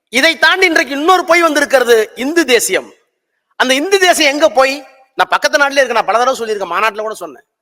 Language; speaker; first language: Tamil; native; Tamil